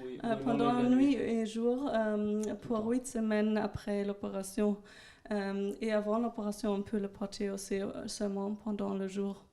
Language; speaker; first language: French; non-native, fluent; German